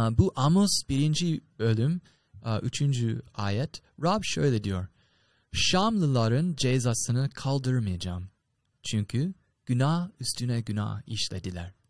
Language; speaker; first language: Turkish; non-native, fluent; English